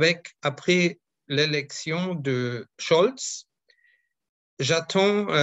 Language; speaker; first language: French; non-native, fluent; German